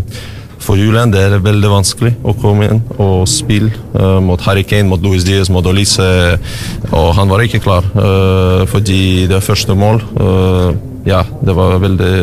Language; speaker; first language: Norwegian; non-native, learner; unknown